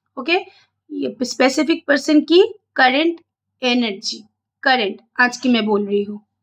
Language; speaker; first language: Hindi; non-native, local second language; Bangla